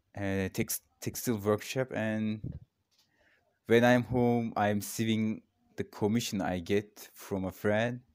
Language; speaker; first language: English; non-native, learner; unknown